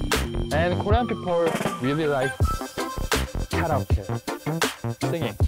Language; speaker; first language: English; non-native, learner; Korean